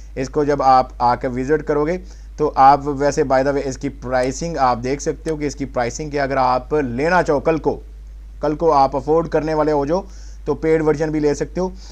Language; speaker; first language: Urdu; non-native, local second language; Punjabi